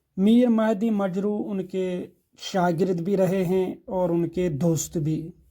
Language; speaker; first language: Urdu; non-native, local second language; Kashmiri